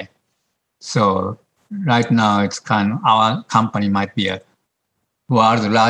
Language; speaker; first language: English; non-native, learner; Japanese